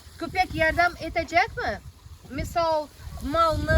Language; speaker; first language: Turkish; non-native, learner; Russian